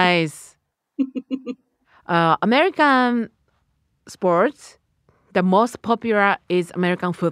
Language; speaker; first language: English; non-native, learner; Japanese